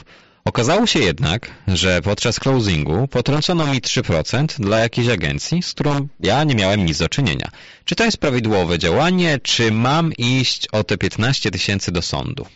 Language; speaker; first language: Polish; native; Polish